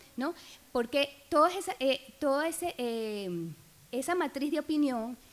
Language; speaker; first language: Spanish; native; Spanish